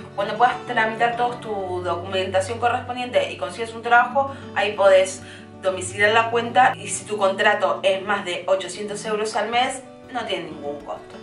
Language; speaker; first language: Spanish; native; Spanish